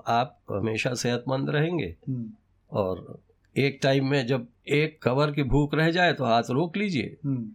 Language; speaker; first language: Hindi; native; Hindi